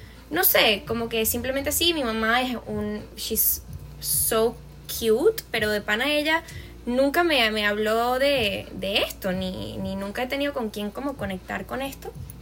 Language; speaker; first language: Spanish; native; Spanish